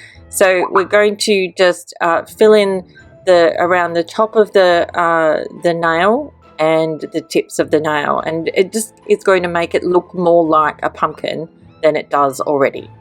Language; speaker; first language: English; native; English